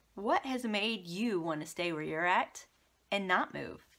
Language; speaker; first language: English; native; English